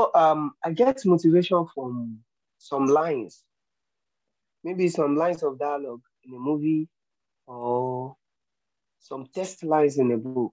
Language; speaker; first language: English; non-native, local second language; Yoruba